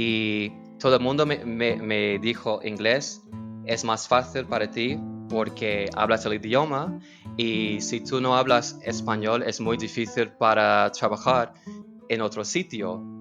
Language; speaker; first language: Spanish; non-native, fluent; English